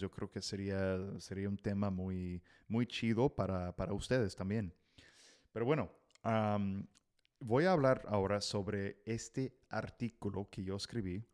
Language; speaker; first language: Spanish; non-native, fluent; English